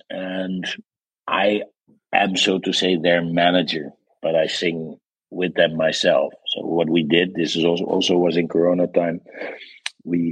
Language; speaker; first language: English; non-native, fluent; Dutch